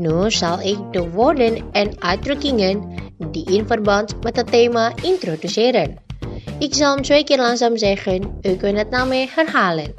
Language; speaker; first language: Dutch; non-native, learner; Indonesian